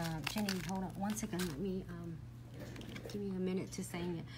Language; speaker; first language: English; non-native, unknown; Vietnamese